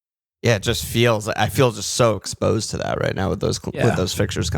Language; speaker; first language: English; native; English